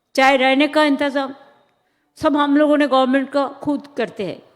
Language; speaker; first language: Hindi; non-native, local second language; Bangla